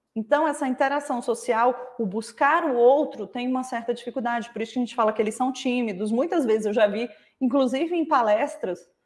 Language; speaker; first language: Portuguese; native; Portuguese